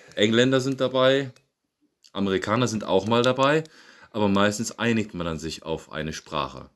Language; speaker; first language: German; native; German